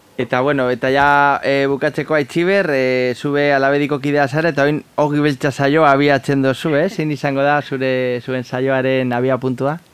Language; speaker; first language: Basque; native; Basque